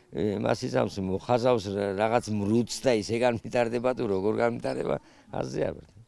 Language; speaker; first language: Georgian; native; Georgian